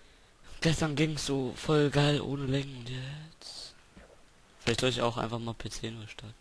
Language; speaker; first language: German; native; German